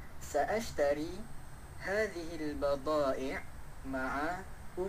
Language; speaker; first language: Arabic; non-native, learner; Malay